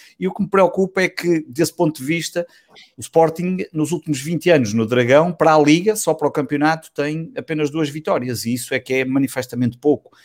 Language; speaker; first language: Portuguese; native; Portuguese